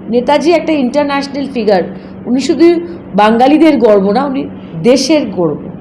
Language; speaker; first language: Bangla; native; Bangla